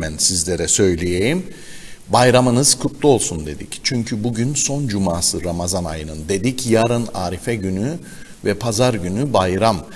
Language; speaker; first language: Turkish; native; Turkish